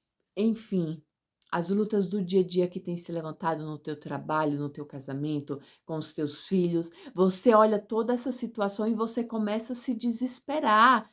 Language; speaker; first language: Portuguese; native; Portuguese